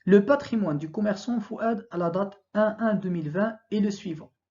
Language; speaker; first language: French; non-native, local second language; Arabic